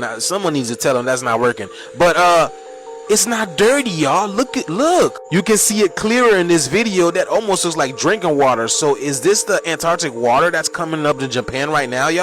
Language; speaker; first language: English; native; English